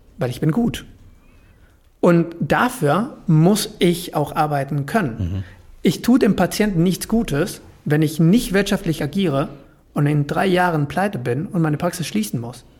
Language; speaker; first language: German; non-native, fluent; Spanish